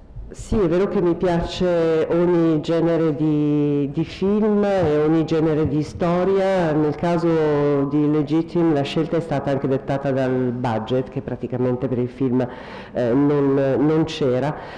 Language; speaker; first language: Italian; native; Italian